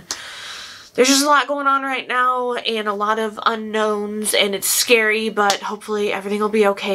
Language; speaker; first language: English; native; English